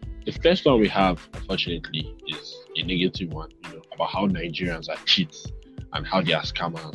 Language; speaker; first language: English; non-native, local second language; Yoruba